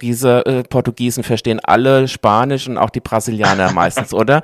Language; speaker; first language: German; native; German